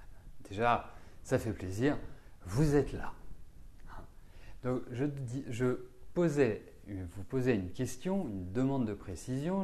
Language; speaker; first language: French; native; French